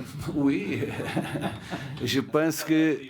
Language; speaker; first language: French; non-native, learner; Portuguese